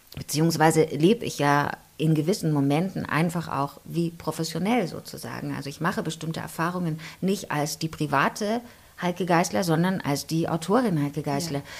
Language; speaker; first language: German; native; German